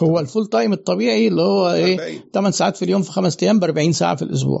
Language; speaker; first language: Arabic; native; Arabic